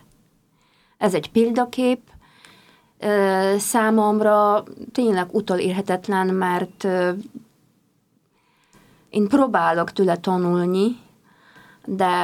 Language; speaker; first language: Hungarian; non-native, fluent; Polish